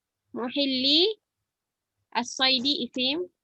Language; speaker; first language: Arabic; non-native, fluent; Malay